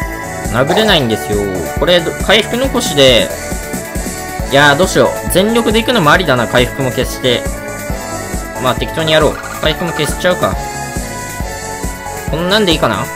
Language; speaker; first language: Japanese; native; Japanese